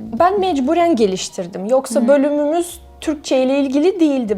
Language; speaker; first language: Turkish; non-native, fluent; Russian